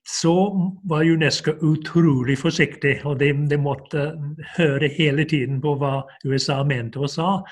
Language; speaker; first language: Norwegian; non-native, fluent; English